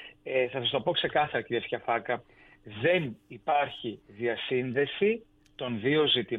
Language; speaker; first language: Greek; native; Greek